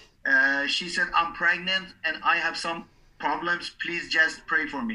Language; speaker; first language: English; non-native, learner; Persian